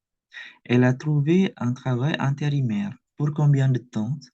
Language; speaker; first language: French; non-native, fluent; Indonesian